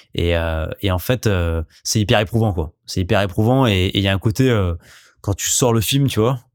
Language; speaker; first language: French; native; French